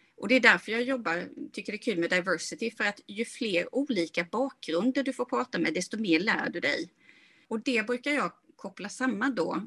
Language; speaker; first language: Swedish; native; Swedish